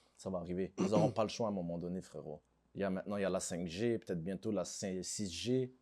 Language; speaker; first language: French; early bilingual, other home language; Arabic